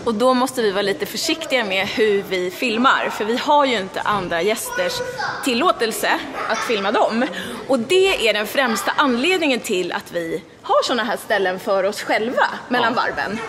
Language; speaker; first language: Swedish; native; Swedish